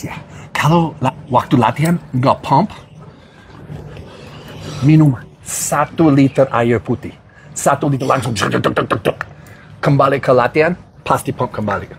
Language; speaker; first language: Indonesian; non-native, fluent; English